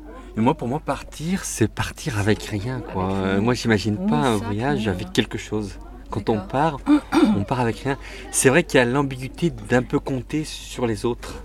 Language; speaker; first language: French; early bilingual, other home language; Arabic